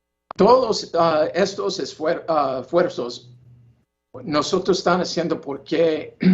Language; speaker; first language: Spanish; non-native, learner; English